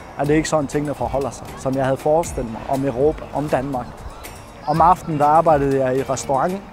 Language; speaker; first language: Danish; non-native, fluent; Persian